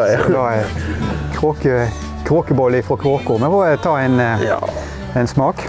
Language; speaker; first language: Norwegian; native; Norwegian